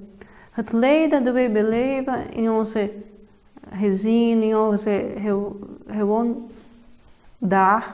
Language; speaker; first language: Dutch; non-native, fluent; Portuguese